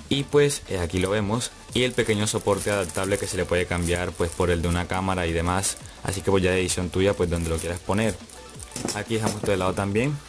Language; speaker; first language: Spanish; native; Spanish